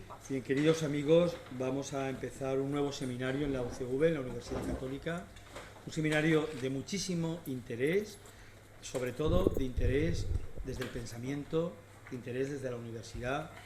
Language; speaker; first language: Spanish; native; Spanish